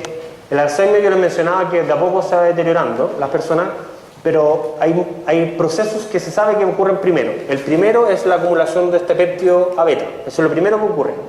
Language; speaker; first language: Spanish; native; Spanish